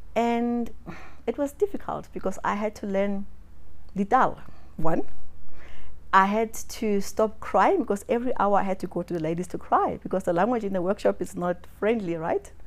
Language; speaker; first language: English; non-native, local second language; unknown